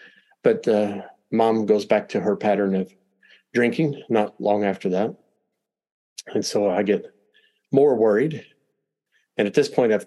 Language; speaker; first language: English; native; English